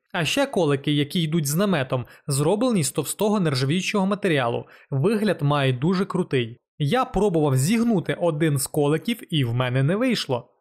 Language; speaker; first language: Ukrainian; non-native, local second language; Russian